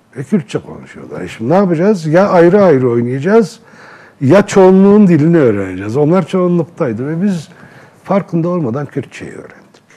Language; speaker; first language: Turkish; non-native, local second language; Arabic